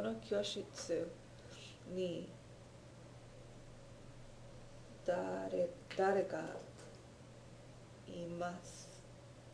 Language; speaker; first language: Japanese; non-native, learner; English